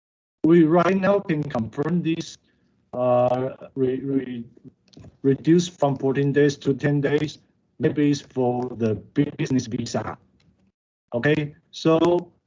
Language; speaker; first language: English; non-native, learner; Chinese